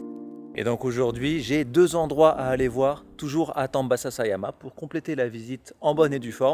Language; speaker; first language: French; native; French